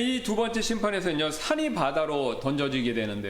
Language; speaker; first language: Korean; native; Korean